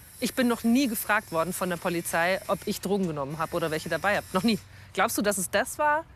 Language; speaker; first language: German; native; German